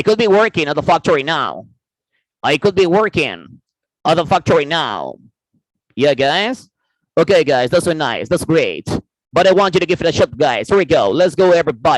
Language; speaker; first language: English; non-native, fluent; Spanish